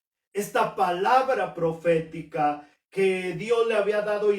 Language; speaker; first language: Spanish; native; Spanish